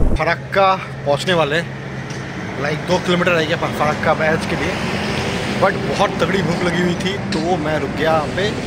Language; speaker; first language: Hindi; non-native, local second language; Bangla